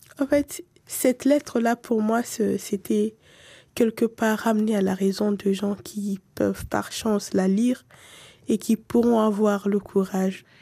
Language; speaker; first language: French; non-native, local second language; Swahili